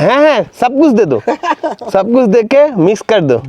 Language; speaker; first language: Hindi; non-native, learner; Bangla